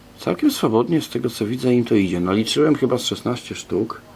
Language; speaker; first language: Polish; native; Polish